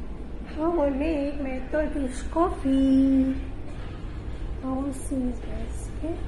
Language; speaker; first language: English; non-native, local second language; Filipino